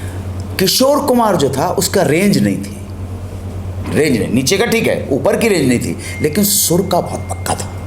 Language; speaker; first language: Hindi; native; Hindi